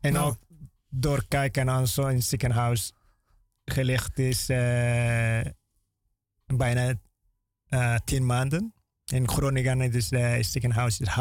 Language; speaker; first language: Dutch; non-native, learner; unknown